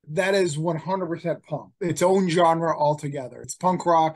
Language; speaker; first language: English; native; English